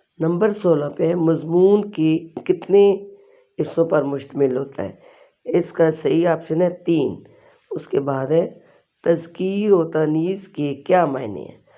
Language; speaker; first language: Urdu; non-native, local second language; Pashto